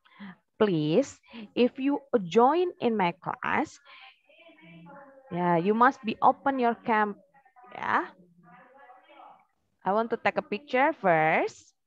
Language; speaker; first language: English; non-native, learner; Indonesian